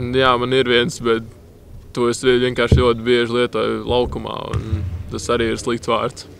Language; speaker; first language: Latvian; native; Latvian